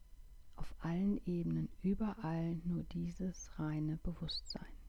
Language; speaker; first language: German; native; German